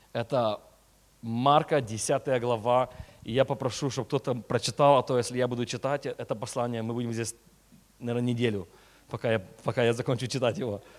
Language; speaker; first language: Russian; early bilingual, heritage; Russian